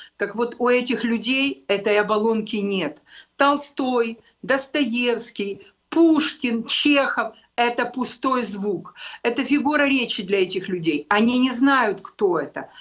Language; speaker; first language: Russian; non-native, local second language; Ukrainian